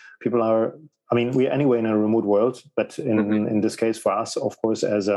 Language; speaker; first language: English; non-native, fluent; German